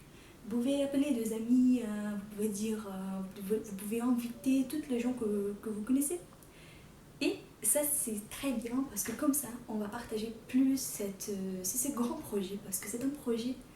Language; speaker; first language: French; non-native, fluent; Portuguese